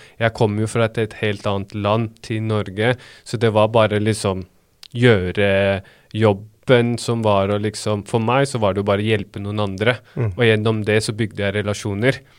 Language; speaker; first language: Norwegian; early bilingual, other home language; Baluchi